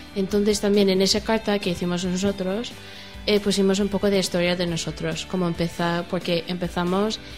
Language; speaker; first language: Spanish; non-native, learner; English